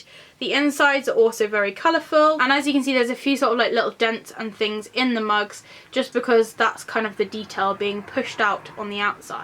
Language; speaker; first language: English; native; English